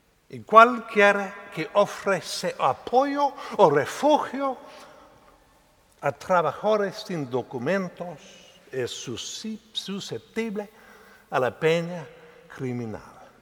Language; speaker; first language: Spanish; non-native, learner; English